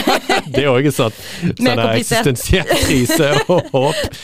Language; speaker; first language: Norwegian; native; Norwegian